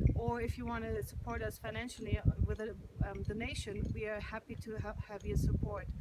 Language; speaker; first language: English; non-native, fluent; German